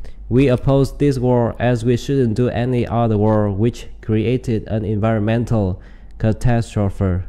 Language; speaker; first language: English; non-native, fluent; Vietnamese